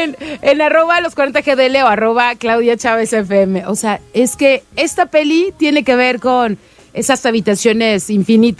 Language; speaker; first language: Spanish; native; Spanish